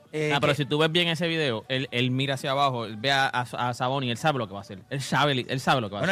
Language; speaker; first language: Spanish; native; Spanish